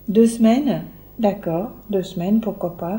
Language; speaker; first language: French; native; French